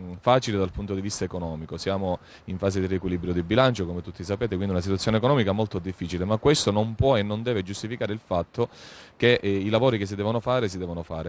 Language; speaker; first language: Italian; native; Italian